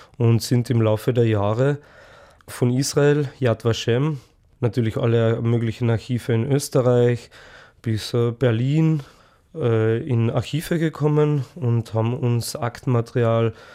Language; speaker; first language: German; native; German